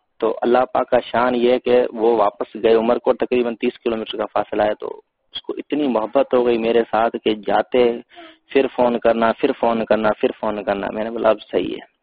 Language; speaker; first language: Urdu; non-native, local second language; Sindhi